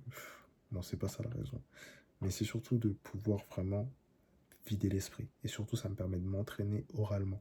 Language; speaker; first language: French; native; French